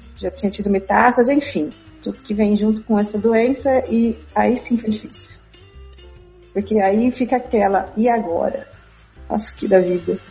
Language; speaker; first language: Portuguese; native; Portuguese